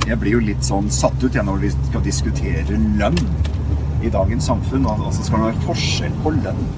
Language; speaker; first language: Norwegian; native; Norwegian